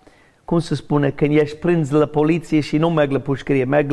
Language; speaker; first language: Romanian; non-native, fluent; English